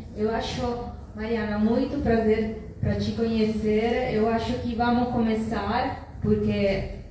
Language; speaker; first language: Portuguese; non-native, learner; Italian